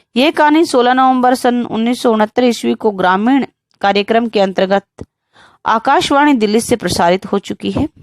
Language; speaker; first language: Hindi; native; Hindi